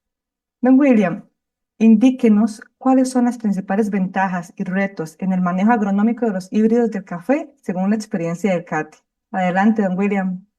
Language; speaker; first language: Spanish; native; Spanish